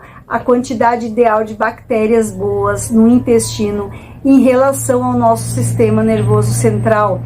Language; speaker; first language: Portuguese; native; Portuguese